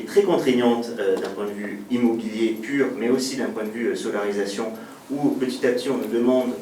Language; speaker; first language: French; native; French